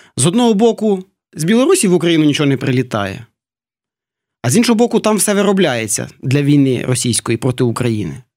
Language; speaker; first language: Ukrainian; native; Ukrainian